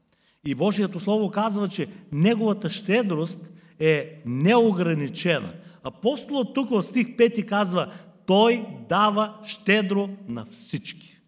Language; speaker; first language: Bulgarian; native; Bulgarian